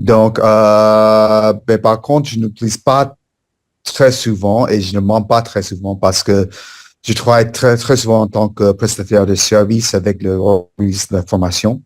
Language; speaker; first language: French; non-native, fluent; English